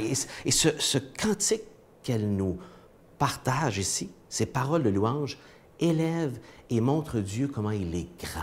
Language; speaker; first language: French; native; French